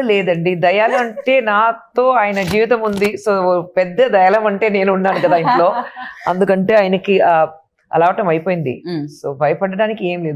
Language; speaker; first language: Telugu; non-native, learner; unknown